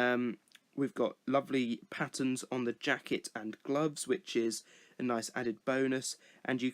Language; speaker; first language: English; native; English